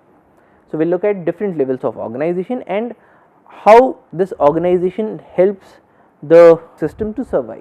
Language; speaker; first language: English; non-native, local second language; Hindi